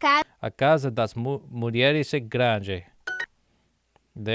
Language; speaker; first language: Portuguese; non-native, learner; English